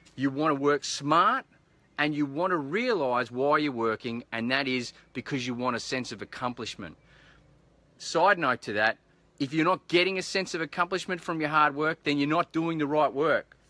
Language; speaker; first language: English; native; English